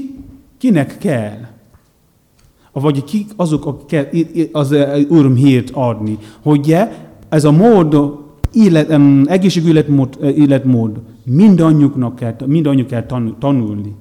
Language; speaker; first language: Hungarian; non-native, learner; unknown